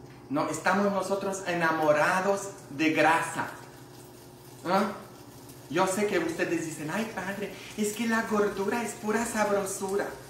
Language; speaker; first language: Spanish; non-native, fluent; Polish